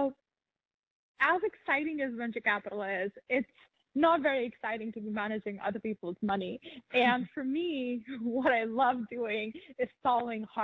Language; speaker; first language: English; non-native, local second language; Urdu